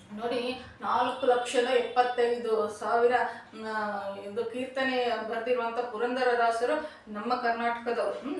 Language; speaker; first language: Kannada; non-native, local second language; Telugu